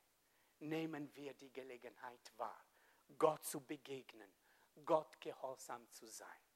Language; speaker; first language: German; non-native, fluent; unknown